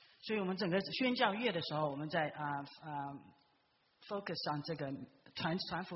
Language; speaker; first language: Chinese; native; Chinese